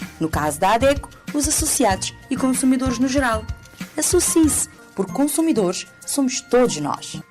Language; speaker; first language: Portuguese; non-native, local second language; Kabuverdianu